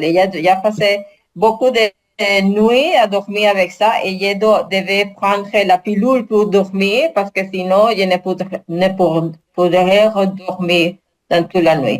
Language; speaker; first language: French; non-native, learner; Spanish